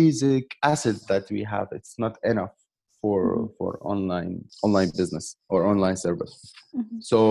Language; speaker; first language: English; non-native, learner; Arabic